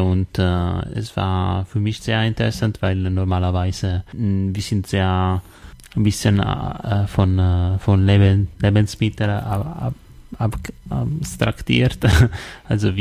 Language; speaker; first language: German; non-native, learner; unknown